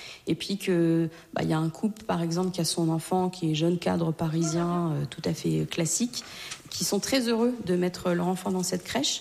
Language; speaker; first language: French; native; French